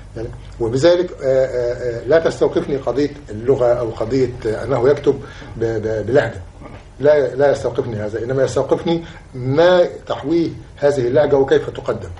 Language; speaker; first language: Arabic; native; Arabic